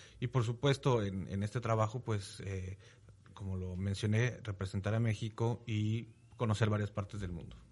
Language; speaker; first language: Spanish; native; Spanish